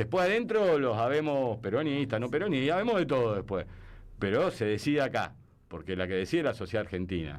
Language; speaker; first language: Spanish; native; Spanish